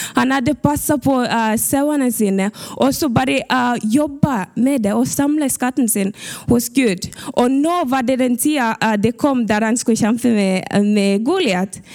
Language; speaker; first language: Norwegian; early bilingual, other home language; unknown